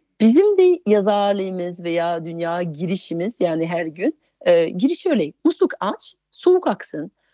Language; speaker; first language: Turkish; non-native, fluent; French